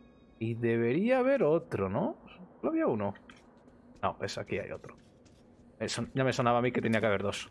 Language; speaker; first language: Spanish; native; Spanish